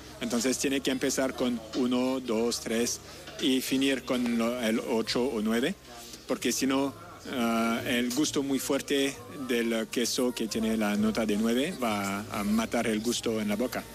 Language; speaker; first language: Spanish; non-native, learner; French